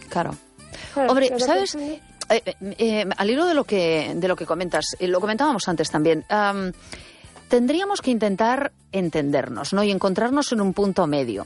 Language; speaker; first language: Spanish; native; Spanish